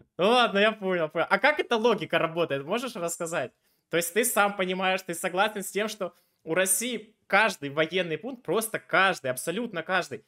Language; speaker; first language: Russian; native; Russian